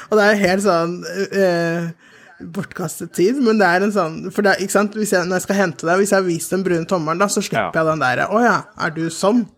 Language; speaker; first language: Norwegian; native; Norwegian